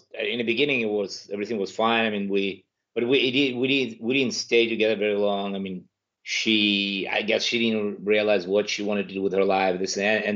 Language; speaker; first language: English; non-native, fluent; Ukrainian